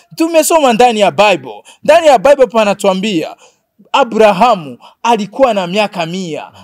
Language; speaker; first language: Swahili; non-native, local second language; Rundi